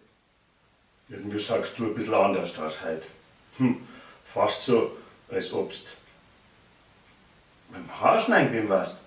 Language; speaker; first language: German; native; German